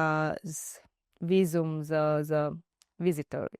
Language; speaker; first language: Slovenian; non-native, learner; Divehi